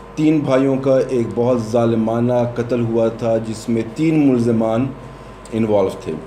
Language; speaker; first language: Urdu; non-native, local second language; Pashto